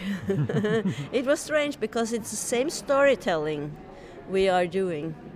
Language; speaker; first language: English; non-native, fluent; Norwegian